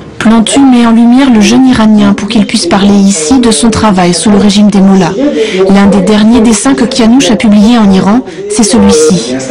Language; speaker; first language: French; native; French